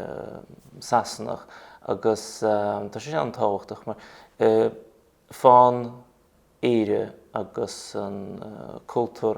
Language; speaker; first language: Irish; non-native, fluent; Russian